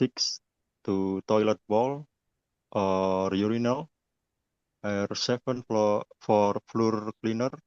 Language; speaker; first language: English; non-native, learner; Indonesian